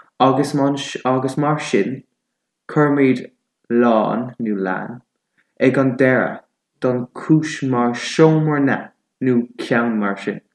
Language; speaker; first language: Irish; non-native, local second language; English